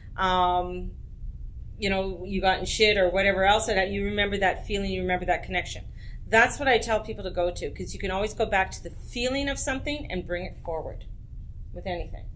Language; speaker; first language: English; native; English